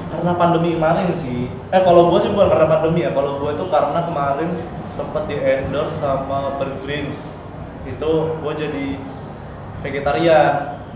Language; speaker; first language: Indonesian; native; Indonesian